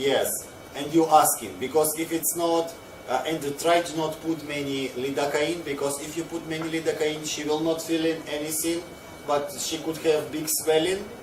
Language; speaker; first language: English; non-native, fluent; Russian